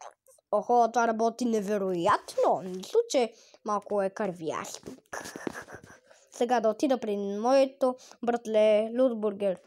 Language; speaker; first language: Bulgarian; native; Bulgarian